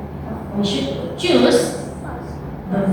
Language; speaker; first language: English; non-native, learner; Indonesian